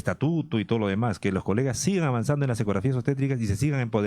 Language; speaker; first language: Spanish; native; Spanish